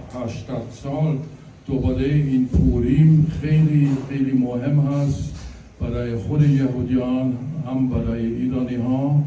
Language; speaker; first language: Persian; non-native, fluent; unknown